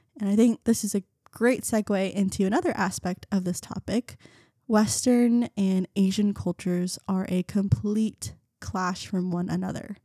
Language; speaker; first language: English; early bilingual, other home language; Vietnamese